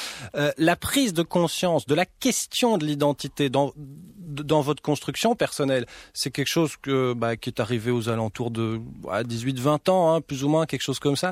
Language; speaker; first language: French; native; French